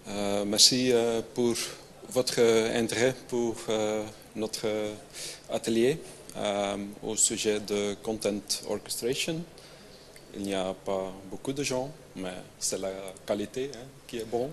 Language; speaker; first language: French; non-native, local second language; Dutch